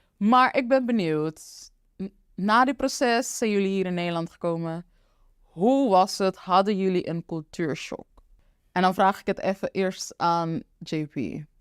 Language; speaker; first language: Dutch; non-native, local second language; Papiamento